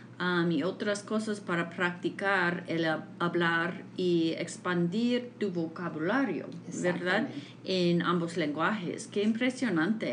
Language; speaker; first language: Spanish; non-native, fluent; English